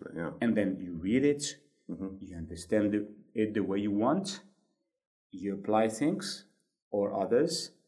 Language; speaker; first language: English; non-native, fluent; French